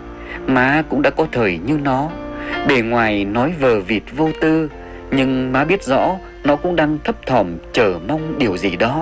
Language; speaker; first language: Vietnamese; native; Vietnamese